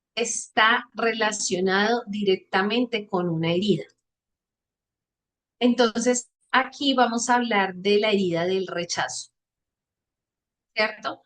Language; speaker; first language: Spanish; native; Spanish